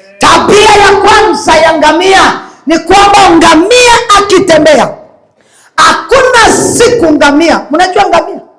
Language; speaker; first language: Swahili; non-native, local second language; Kalenjin